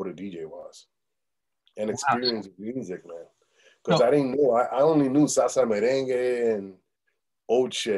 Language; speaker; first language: English; early bilingual, other home language; Spanish